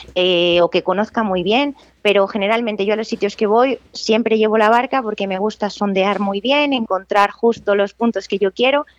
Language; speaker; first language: Spanish; native; Spanish